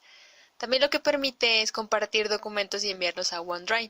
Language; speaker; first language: Spanish; native; Spanish